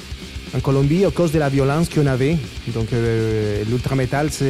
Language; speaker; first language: French; non-native, fluent; Spanish